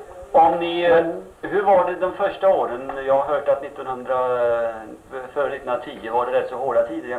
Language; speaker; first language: Swedish; native; Swedish